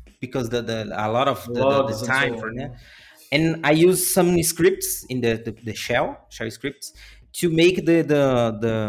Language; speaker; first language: English; non-native, learner; Portuguese